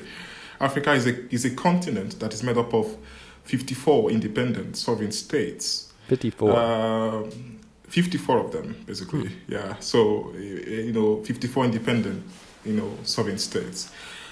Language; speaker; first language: English; non-native, local second language; Igbo